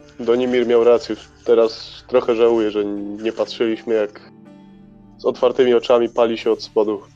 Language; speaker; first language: Polish; native; Polish